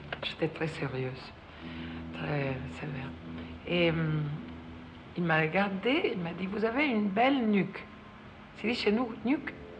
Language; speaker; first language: French; non-native, fluent; Italian